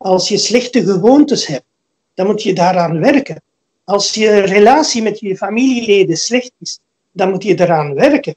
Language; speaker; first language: Dutch; early bilingual, other home language; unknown